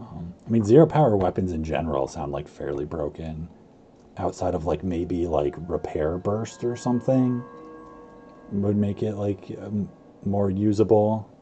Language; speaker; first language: English; native; English